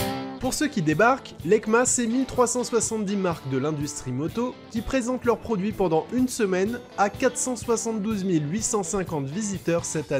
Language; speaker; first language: French; native; French